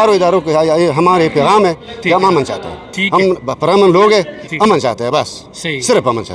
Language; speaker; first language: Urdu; non-native, local second language; Pashto